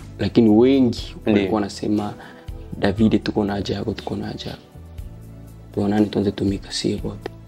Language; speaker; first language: Swahili; native; Swahili